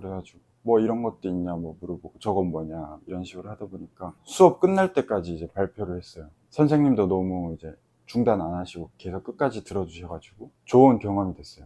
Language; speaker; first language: Korean; native; Korean